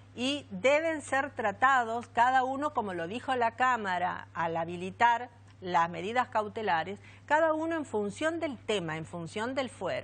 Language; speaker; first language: Spanish; native; Spanish